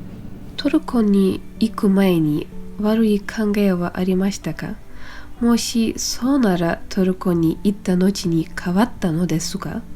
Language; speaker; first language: Japanese; non-native, fluent; Turkish